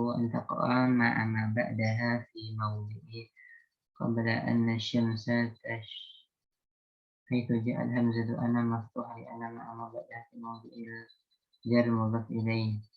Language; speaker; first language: Arabic; non-native, learner; Indonesian